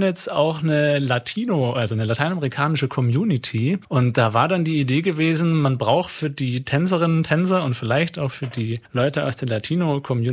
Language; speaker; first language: German; native; German